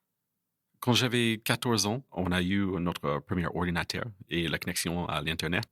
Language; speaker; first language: French; non-native, fluent; English